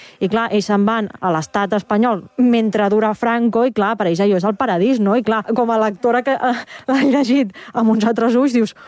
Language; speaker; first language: Catalan; native; Catalan